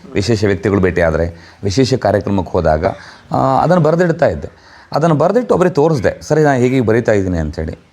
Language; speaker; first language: Kannada; non-native, local second language; Konkani